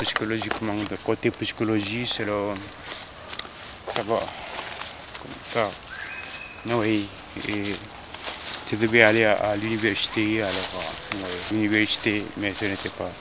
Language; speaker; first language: French; non-native, fluent; Korean